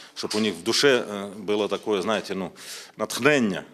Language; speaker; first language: Ukrainian; non-native, local second language; Russian